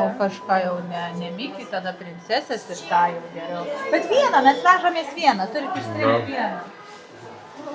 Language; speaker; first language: Lithuanian; native; Lithuanian